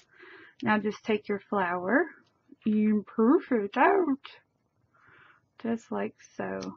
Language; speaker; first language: English; native; English